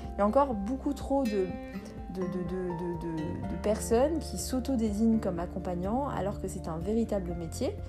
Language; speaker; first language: French; non-native, local second language; Kabyle